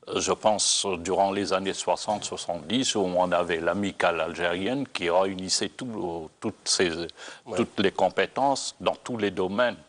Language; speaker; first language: French; non-native, local second language; Morisyen